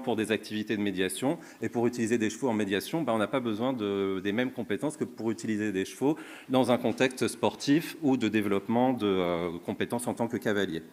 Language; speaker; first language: French; native; French